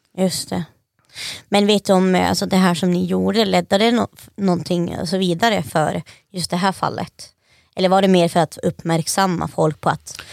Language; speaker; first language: Swedish; native; Swedish